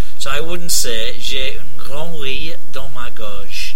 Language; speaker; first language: French; non-native, learner; English